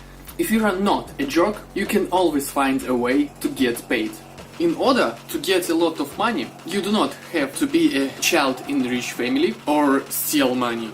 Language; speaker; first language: English; non-native, fluent; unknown